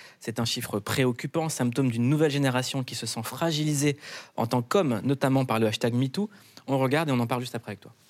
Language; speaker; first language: French; native; French